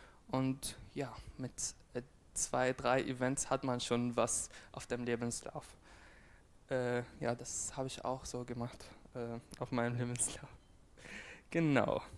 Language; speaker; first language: German; non-native, fluent; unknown